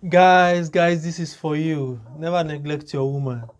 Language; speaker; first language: English; non-native, local second language; Yoruba